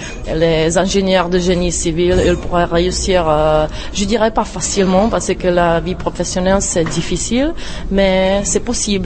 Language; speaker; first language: French; non-native, fluent; Czech